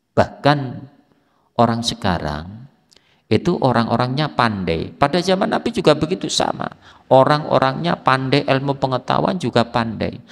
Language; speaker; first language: Indonesian; native; Indonesian